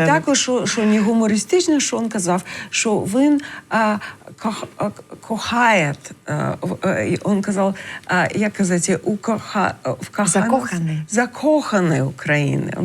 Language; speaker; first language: Ukrainian; non-native, learner; English